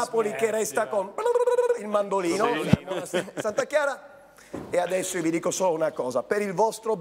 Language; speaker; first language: Italian; native; Italian